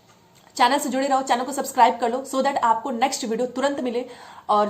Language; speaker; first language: Hindi; native; Hindi